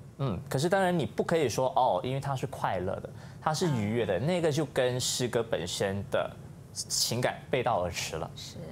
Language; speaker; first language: Chinese; native; Chinese